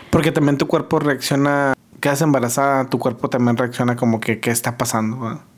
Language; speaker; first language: Spanish; early bilingual, heritage; Spanish